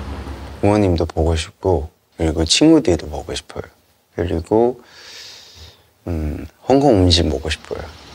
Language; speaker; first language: Korean; non-native, learner; Cantonese